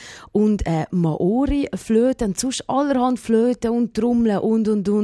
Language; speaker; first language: German; native; German